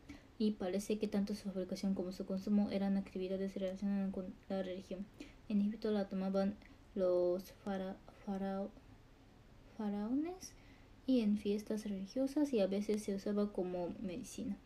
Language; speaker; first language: Spanish; non-native, learner; Japanese